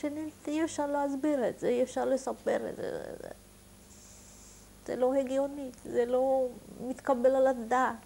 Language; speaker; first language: Hebrew; non-native, fluent; Hungarian